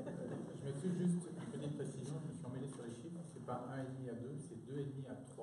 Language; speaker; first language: French; native; French